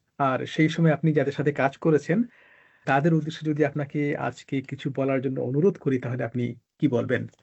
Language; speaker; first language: Bangla; native; Bangla